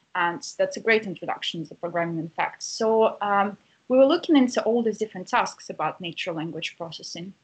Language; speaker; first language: English; non-native, fluent; Russian